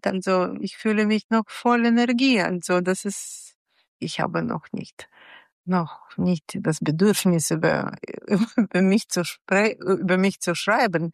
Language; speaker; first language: German; non-native, fluent; Russian